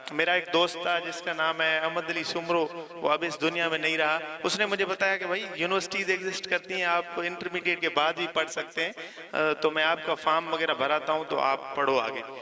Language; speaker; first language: Urdu; non-native, local second language; Saraiki